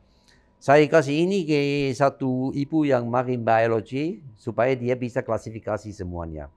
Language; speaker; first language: Indonesian; non-native, fluent; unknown